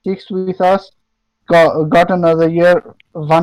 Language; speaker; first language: English; non-native, local second language; Nepali